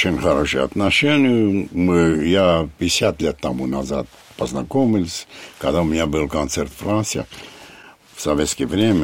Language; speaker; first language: Russian; non-native, local second language; Armenian